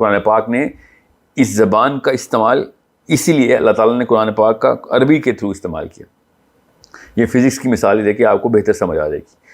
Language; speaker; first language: Urdu; native; Urdu